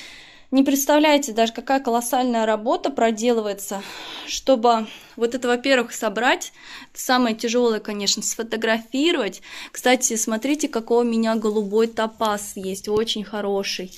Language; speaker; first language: Russian; native; Russian